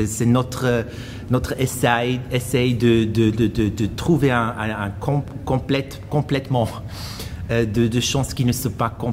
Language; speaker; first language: French; non-native, fluent; German